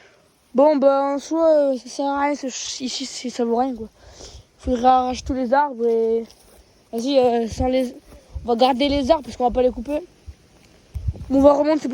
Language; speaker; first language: French; native; French